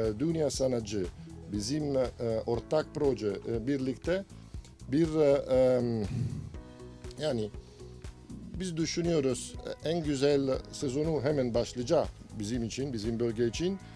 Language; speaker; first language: Turkish; non-native, learner; Italian